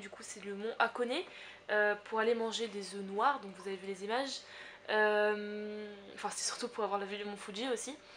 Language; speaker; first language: French; native; French